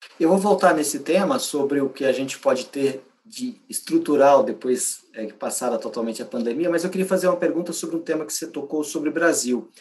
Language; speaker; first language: Portuguese; native; Portuguese